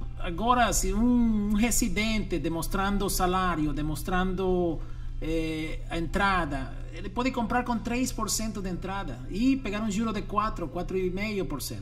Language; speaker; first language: Portuguese; non-native, fluent; Spanish